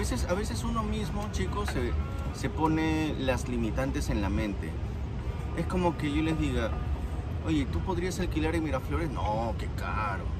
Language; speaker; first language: Spanish; native; Spanish